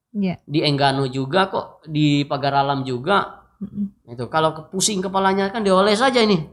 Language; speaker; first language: Indonesian; non-native, local second language; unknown